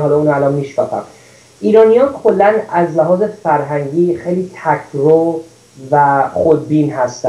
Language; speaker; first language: Persian; early bilingual, heritage; Persian